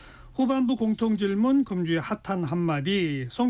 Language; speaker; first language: Korean; native; Korean